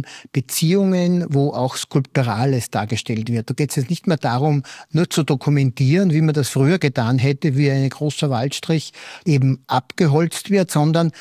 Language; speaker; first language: German; native; German